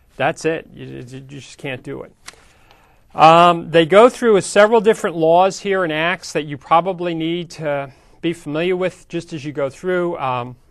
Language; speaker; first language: English; native; English